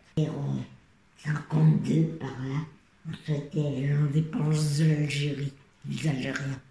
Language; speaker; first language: French; native; French